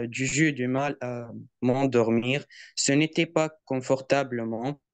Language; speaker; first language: French; non-native, learner; Arabic